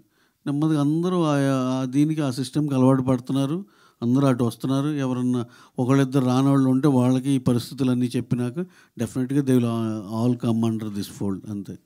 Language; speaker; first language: Telugu; native; Telugu